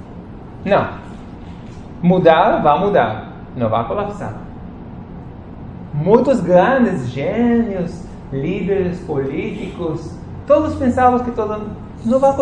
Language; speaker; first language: Portuguese; non-native, fluent; Spanish